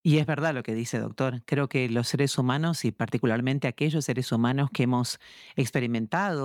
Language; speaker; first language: Spanish; native; Spanish